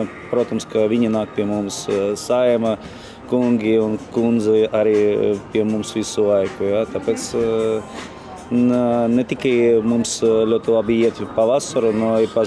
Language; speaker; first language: Latvian; non-native, local second language; Russian